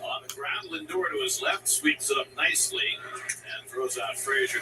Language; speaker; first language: English; native; English